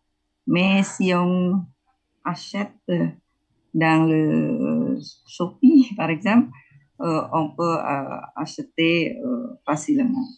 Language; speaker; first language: French; non-native, fluent; Indonesian